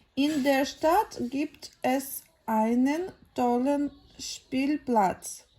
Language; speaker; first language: German; non-native, learner; Ukrainian